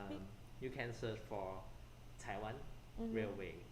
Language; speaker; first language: English; non-native, fluent; Thai